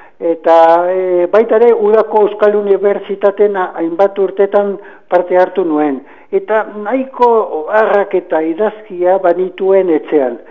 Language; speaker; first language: Basque; non-native, local second language; Spanish